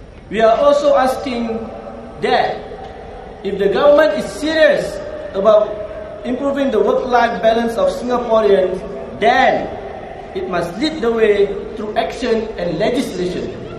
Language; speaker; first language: English; non-native, local second language; Malay